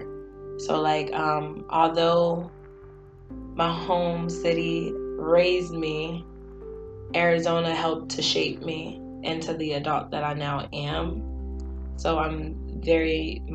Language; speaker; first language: English; native; English